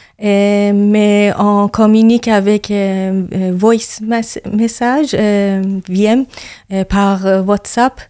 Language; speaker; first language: French; non-native, learner; Persian